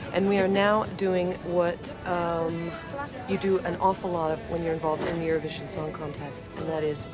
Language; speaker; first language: English; native; English